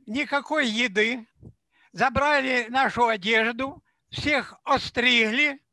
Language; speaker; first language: Russian; non-native, local second language; Ukrainian